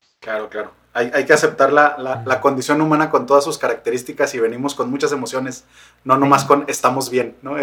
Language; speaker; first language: Spanish; native; Spanish